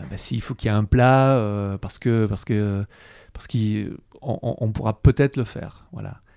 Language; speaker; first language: French; native; French